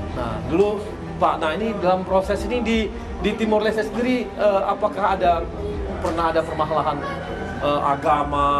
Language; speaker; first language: Indonesian; native; Indonesian